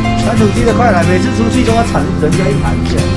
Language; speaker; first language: Chinese; native; Chinese